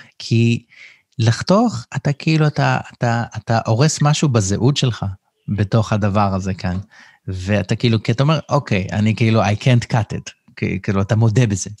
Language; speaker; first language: Hebrew; native; Hebrew